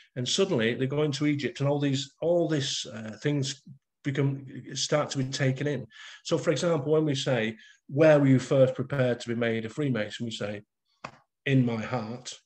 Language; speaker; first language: English; native; English